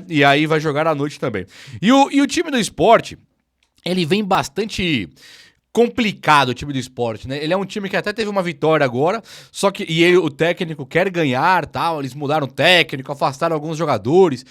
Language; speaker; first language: Portuguese; native; Portuguese